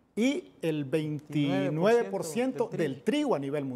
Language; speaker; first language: Spanish; native; Spanish